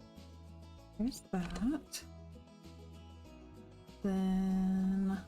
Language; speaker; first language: English; native; English